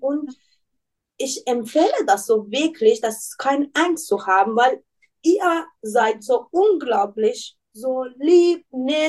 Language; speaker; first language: German; non-native, learner; Persian